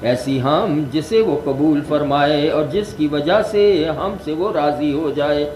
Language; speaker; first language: Urdu; native; Urdu